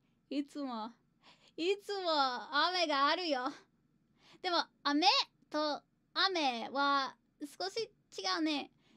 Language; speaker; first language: Japanese; non-native, learner; English